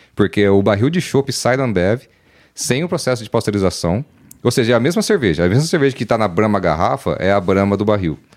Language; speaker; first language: Portuguese; native; Portuguese